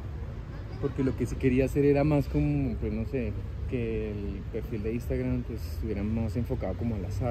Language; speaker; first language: Spanish; native; Spanish